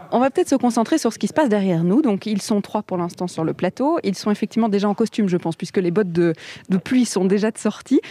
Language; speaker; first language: French; native; French